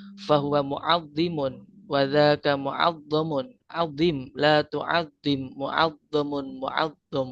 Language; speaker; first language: Arabic; non-native, fluent; Indonesian